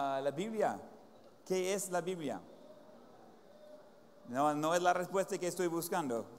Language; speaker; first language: Spanish; non-native, fluent; English